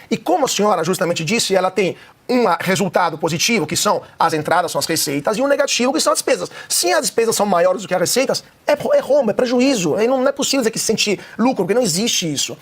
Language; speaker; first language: Portuguese; non-native, fluent; Italian